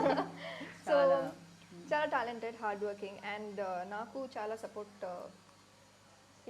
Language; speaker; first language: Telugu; non-native, learner; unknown